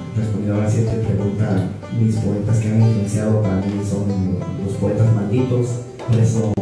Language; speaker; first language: Spanish; native; Spanish